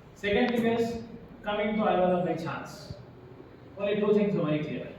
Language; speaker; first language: English; non-native, local second language; Kannada